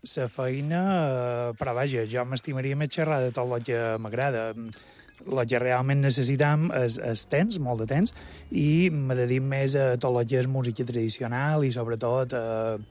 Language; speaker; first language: Catalan; native; Catalan